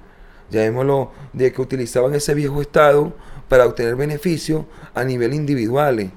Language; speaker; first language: Spanish; native; Spanish